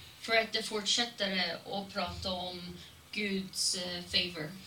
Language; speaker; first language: Swedish; non-native, fluent; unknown